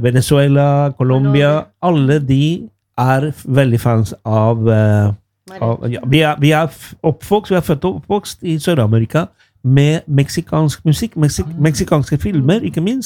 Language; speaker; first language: Norwegian; non-native, fluent; Spanish